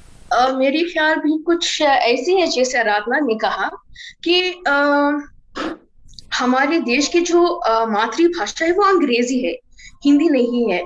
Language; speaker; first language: Hindi; non-native, fluent; English